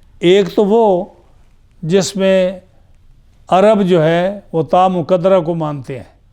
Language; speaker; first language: Urdu; non-native, local second language; Punjabi